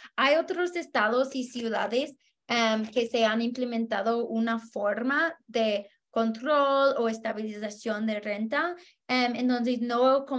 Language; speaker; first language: Spanish; non-native, fluent; English